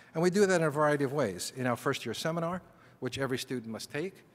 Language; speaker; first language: English; native; English